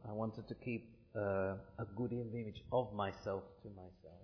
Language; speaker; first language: English; early bilingual, other home language; Italian